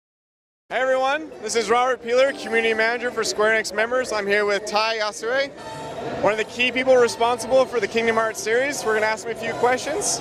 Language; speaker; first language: English; native; English